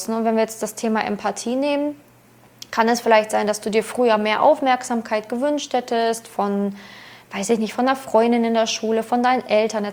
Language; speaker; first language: German; native; German